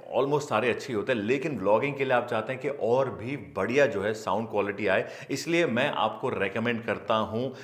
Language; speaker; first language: Hindi; native; Hindi